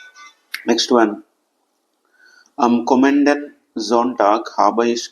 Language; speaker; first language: German; non-native, fluent; Telugu